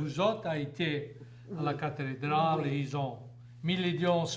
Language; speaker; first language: French; native; French